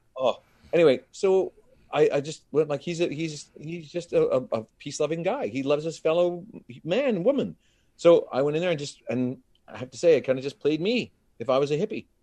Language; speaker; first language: English; native; English